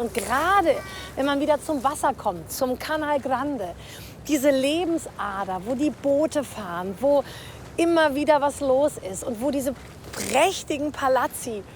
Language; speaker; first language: German; native; German